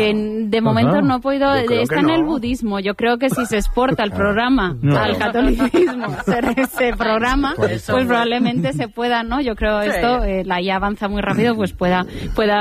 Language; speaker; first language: Spanish; native; Spanish